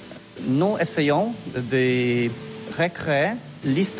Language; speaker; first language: French; non-native, fluent; Polish